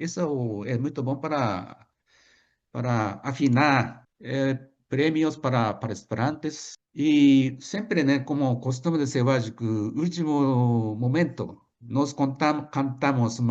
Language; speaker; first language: Portuguese; non-native, fluent; Japanese